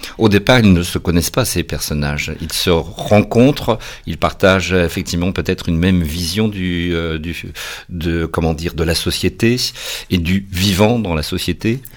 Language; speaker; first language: French; native; French